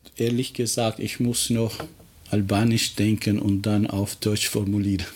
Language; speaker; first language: German; non-native, fluent; Albanian